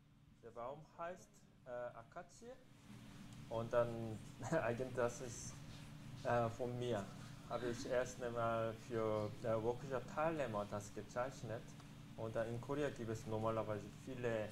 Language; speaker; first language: German; non-native, fluent; Korean